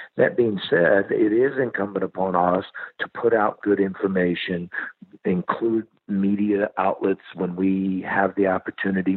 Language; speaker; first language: English; native; English